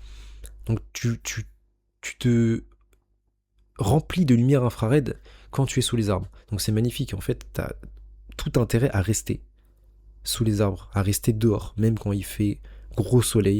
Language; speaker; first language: French; native; French